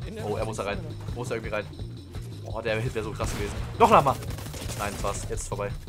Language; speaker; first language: German; native; German